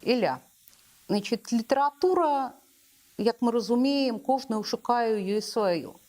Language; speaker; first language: Belarusian; non-native, local second language; Russian